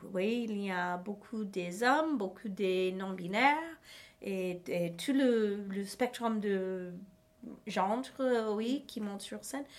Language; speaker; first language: French; non-native, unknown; English